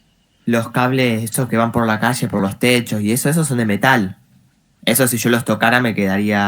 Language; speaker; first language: Spanish; native; Spanish